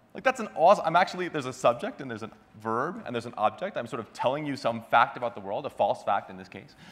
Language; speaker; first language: English; native; English